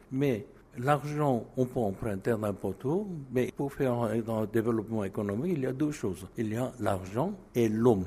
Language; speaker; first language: French; non-native, fluent; Korean